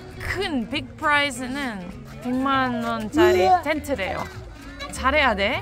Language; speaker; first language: Korean; non-native, fluent; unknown